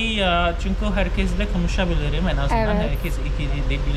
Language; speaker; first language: Turkish; non-native, fluent; Khmer